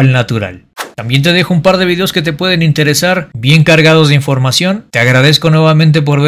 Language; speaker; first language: Spanish; native; Spanish